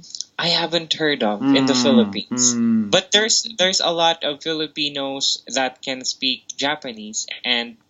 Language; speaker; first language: English; non-native, local second language; Filipino